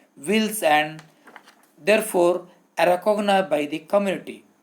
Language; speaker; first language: English; non-native, local second language; Kannada